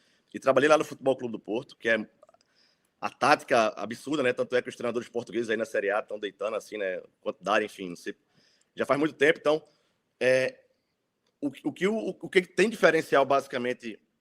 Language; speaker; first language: Portuguese; native; Portuguese